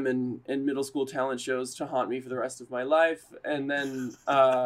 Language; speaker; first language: English; native; English